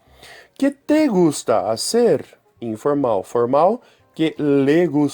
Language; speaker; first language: Spanish; non-native, fluent; Portuguese